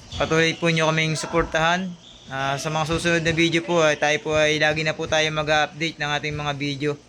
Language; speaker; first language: Filipino; native; Filipino